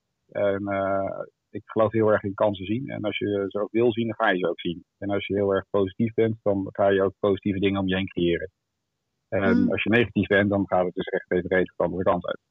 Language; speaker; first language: Dutch; native; Dutch